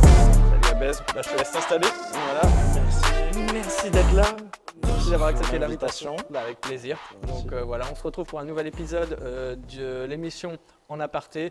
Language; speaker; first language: French; native; French